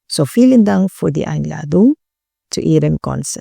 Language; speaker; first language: German; non-native, learner; Filipino